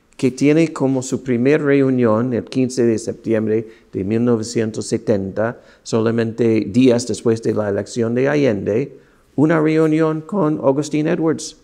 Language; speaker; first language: Spanish; non-native, fluent; English